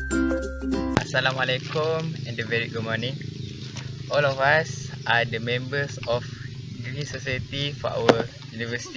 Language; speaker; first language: English; non-native, learner; Malay